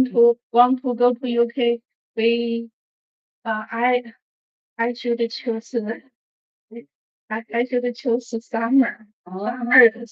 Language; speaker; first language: English; non-native, learner; Chinese